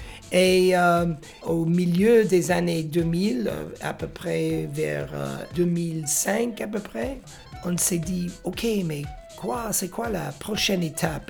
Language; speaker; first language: French; non-native, fluent; English